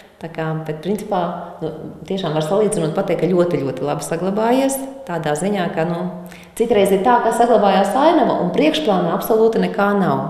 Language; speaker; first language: Latvian; native; Latvian